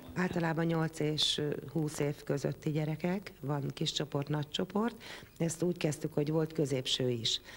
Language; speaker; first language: Hungarian; native; Hungarian